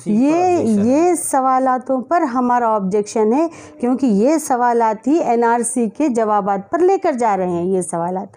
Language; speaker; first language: Hindi; native; Hindi